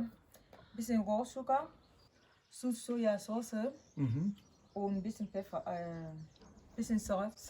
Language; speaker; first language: German; non-native, learner; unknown